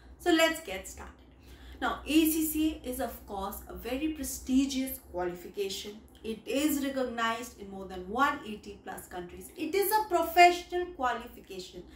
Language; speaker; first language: English; non-native, local second language; Hindi